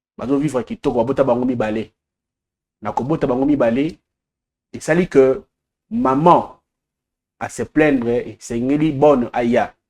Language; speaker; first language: Lingala; native; Lingala